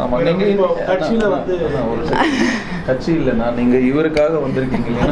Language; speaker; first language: Tamil; native; Tamil